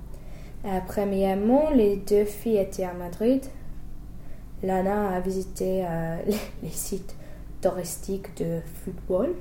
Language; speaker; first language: French; non-native, fluent; English